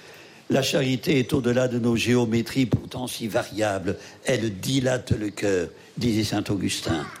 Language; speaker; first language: French; native; French